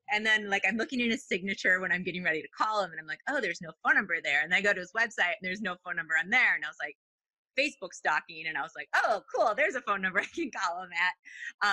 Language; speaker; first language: English; native; English